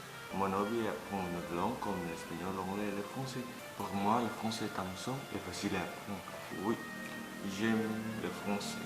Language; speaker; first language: French; non-native, learner; Indonesian